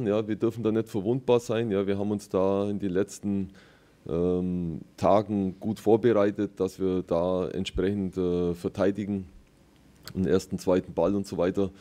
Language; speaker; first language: German; native; German